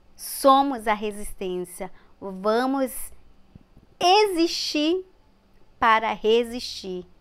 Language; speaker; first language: Portuguese; native; Portuguese